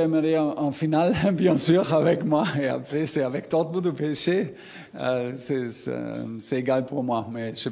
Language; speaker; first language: French; non-native, learner; German